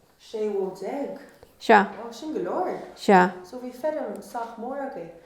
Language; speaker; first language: Irish; native; Irish